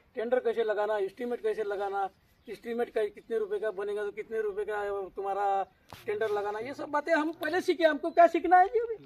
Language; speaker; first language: Hindi; non-native, local second language; Marathi